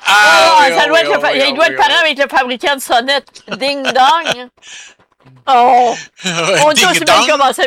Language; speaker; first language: French; native; French